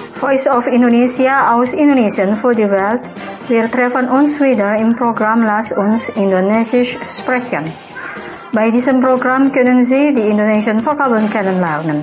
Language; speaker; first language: German; non-native, fluent; Indonesian